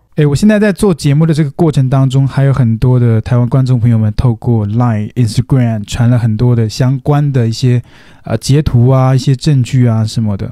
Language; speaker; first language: Chinese; native; Chinese